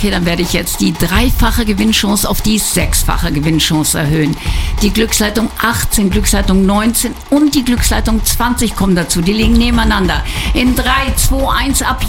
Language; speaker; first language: German; native; German